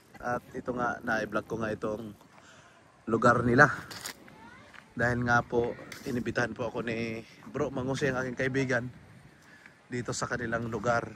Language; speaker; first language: Filipino; native; Filipino